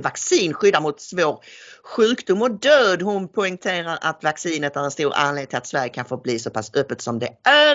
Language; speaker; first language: Swedish; native; Swedish